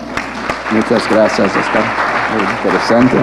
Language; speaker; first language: Spanish; non-native, learner; Portuguese